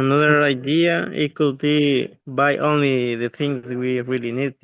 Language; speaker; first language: English; non-native, learner; Spanish